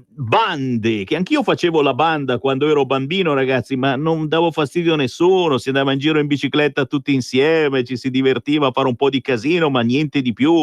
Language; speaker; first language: Italian; native; Italian